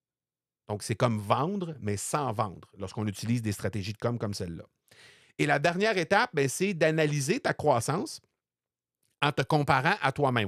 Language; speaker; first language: French; native; French